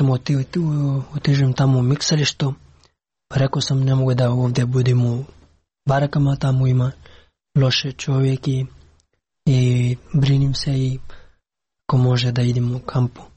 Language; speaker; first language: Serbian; non-native, learner; Pashto